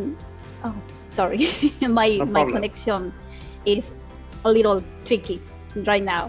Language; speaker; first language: English; non-native, learner; Spanish